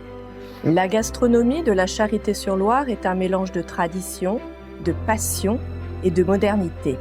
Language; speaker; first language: French; native; French